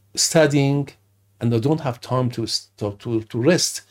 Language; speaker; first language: English; non-native, fluent; Persian